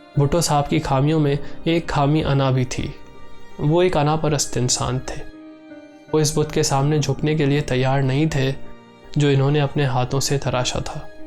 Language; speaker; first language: Urdu; native; Urdu